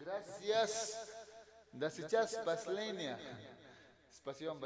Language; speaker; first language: Russian; non-native, learner; Spanish